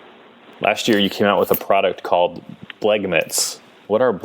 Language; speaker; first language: English; native; English